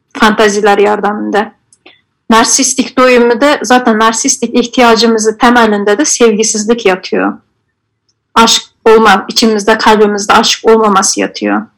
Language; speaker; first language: Turkish; non-native, fluent; Azerbaijani